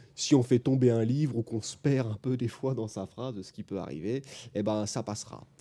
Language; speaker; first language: French; native; French